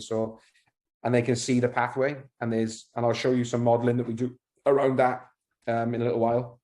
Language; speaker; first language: English; native; English